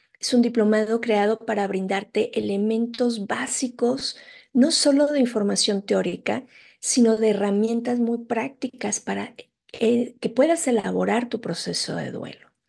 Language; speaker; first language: Spanish; native; Spanish